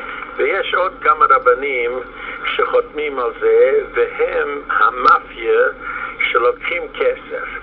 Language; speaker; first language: Hebrew; non-native, fluent; Yiddish